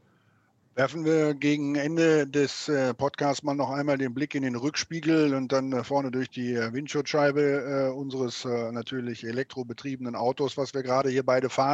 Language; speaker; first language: German; native; German